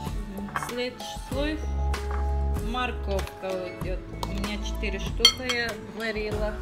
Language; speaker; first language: Russian; non-native, learner; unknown